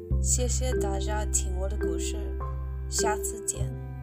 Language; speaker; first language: Chinese; non-native, learner; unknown